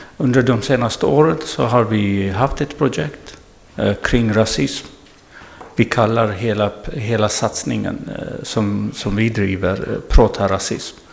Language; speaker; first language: Swedish; non-native, fluent; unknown